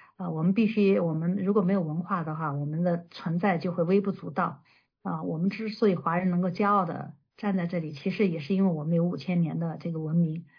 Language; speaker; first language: Chinese; native; Chinese